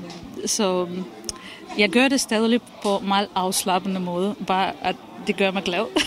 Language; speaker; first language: Danish; non-native, fluent; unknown